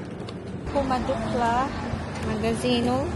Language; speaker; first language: Romanian; non-native, learner; Filipino